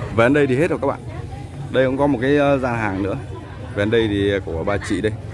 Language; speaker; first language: Vietnamese; non-native, local second language; Hmong